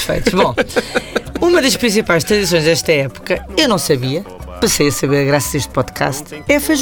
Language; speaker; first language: Portuguese; native; Portuguese